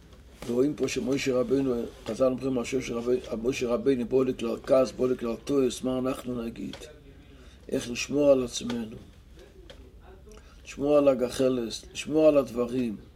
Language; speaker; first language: Hebrew; non-native, local second language; Yiddish